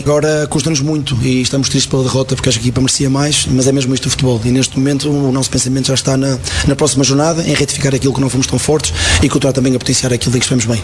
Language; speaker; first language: Portuguese; native; Portuguese